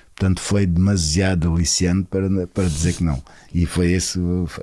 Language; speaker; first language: Portuguese; non-native, local second language; Kabuverdianu